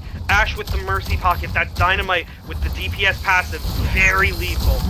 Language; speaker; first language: English; native; English